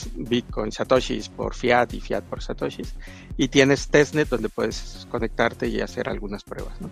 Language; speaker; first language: Spanish; native; Spanish